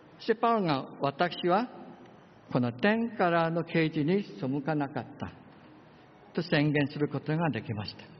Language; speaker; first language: Japanese; non-native, fluent; English